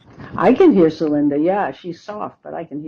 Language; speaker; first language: English; native; English